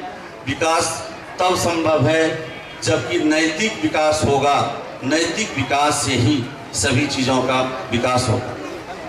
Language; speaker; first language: Hindi; native; Hindi